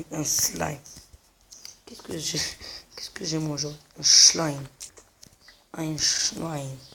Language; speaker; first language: French; non-native, local second language; Arabic